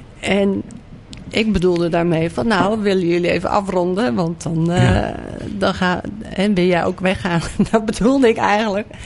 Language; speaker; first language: Dutch; native; Dutch